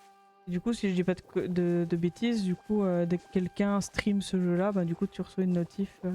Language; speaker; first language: French; native; French